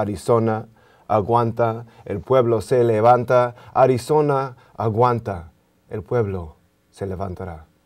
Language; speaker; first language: Spanish; non-native, fluent; English